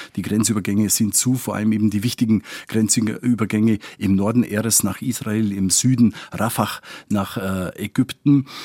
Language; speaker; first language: German; non-native, fluent; Spanish